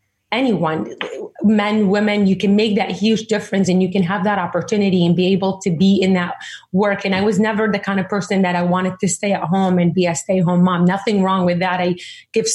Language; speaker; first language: English; early bilingual, other home language; Arabic